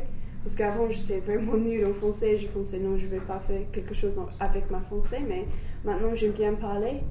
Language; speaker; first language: French; non-native, learner; English